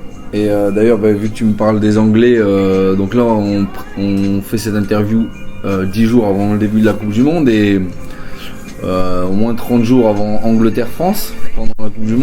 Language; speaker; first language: French; native; French